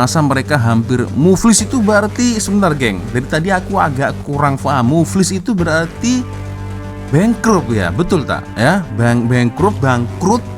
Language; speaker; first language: Indonesian; native; Indonesian